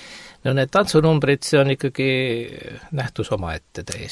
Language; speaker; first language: Estonian; native; Estonian